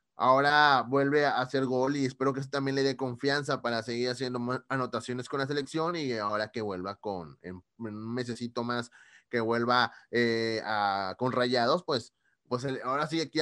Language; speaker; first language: Spanish; native; Spanish